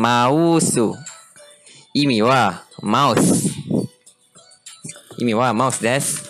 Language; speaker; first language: Japanese; non-native, learner; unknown